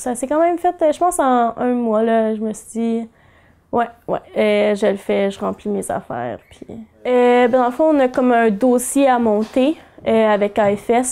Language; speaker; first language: French; native; French